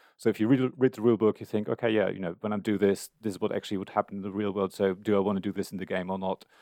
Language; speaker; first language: English; non-native, fluent; German